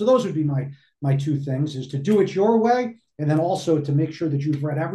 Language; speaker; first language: English; native; English